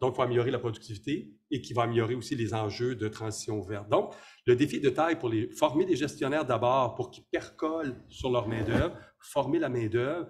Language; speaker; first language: French; native; French